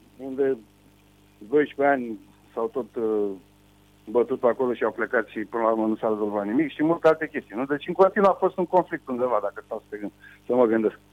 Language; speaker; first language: Romanian; native; Romanian